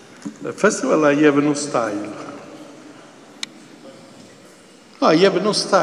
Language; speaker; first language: English; non-native, fluent; Italian